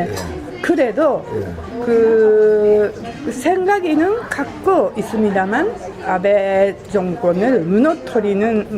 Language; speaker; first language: Korean; non-native, fluent; Japanese